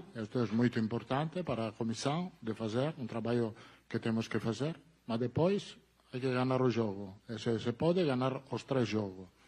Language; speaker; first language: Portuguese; non-native, learner; Italian